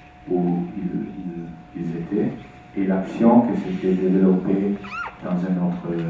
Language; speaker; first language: French; non-native, fluent; Italian